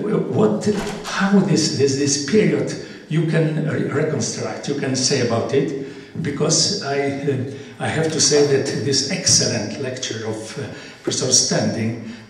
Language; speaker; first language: English; non-native, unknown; Polish